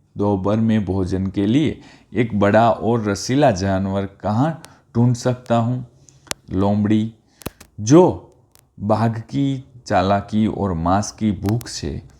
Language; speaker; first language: Hindi; non-native, local second language; Gujarati